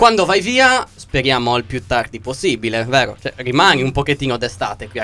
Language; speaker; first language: Italian; native; Italian